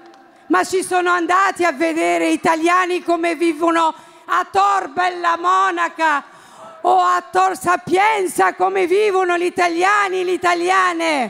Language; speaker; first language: Italian; non-native, fluent; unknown